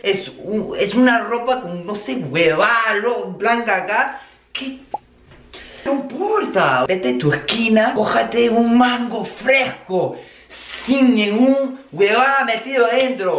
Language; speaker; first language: Spanish; non-native, fluent; English